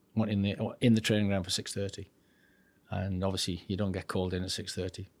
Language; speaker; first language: English; native; English